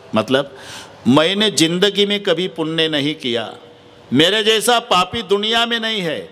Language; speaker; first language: Hindi; non-native, local second language; Marathi